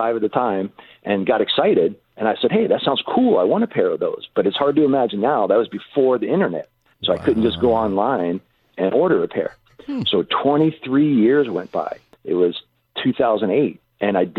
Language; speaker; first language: English; native; English